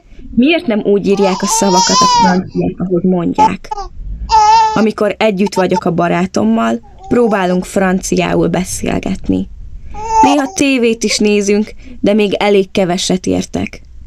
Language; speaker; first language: Hungarian; non-native, learner; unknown